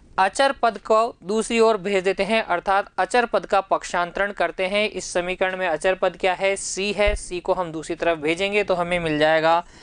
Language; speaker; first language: Hindi; native; Hindi